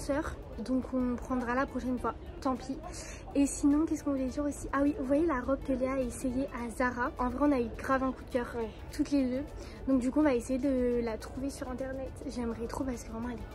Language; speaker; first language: French; native; French